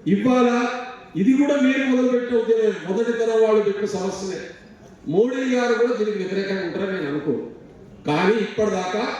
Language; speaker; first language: Telugu; non-native, local second language; Lambadi